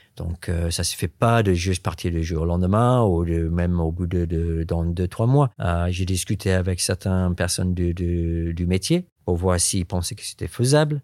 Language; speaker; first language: French; non-native, fluent; English